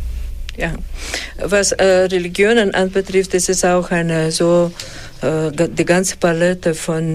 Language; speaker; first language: German; non-native, fluent; Russian